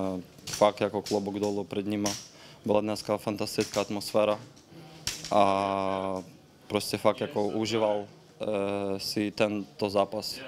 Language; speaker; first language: Czech; non-native, fluent; Ukrainian